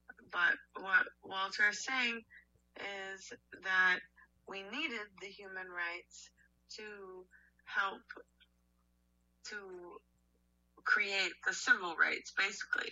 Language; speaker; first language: English; native; English